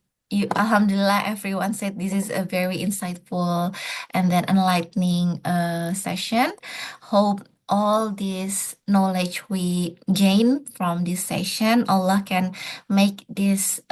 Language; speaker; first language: English; non-native, fluent; Indonesian